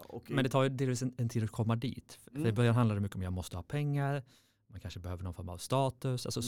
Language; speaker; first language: Swedish; native; Swedish